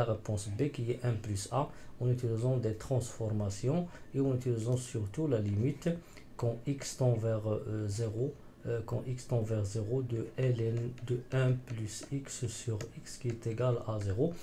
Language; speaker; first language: French; non-native, local second language; Arabic